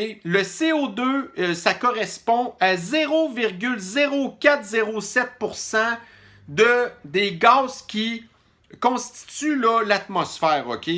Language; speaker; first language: French; native; French